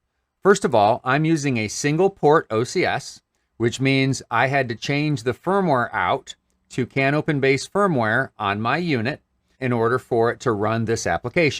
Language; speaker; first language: English; native; English